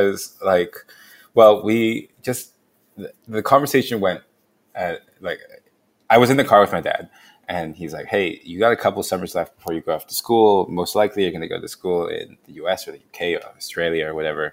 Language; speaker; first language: English; non-native, local second language; Cantonese